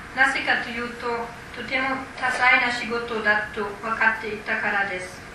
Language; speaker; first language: Japanese; non-native, fluent; German